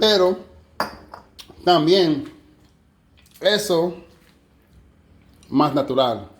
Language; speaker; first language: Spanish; non-native, learner; English